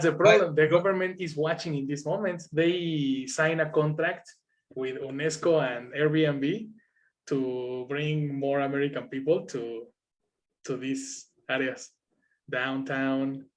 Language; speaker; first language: English; non-native, fluent; Spanish